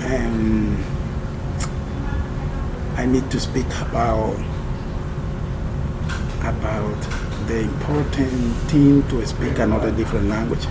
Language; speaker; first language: English; non-native, learner; Spanish